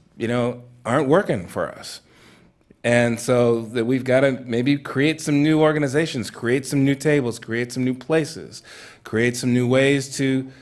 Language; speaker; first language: English; native; English